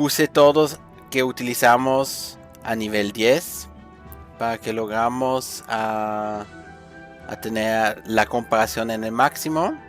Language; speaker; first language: Spanish; non-native, fluent; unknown